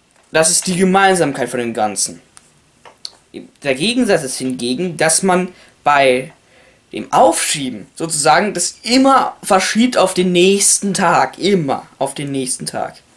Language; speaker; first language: German; native; German